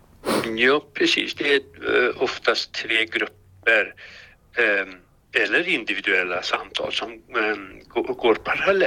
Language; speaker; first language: Swedish; non-native, fluent; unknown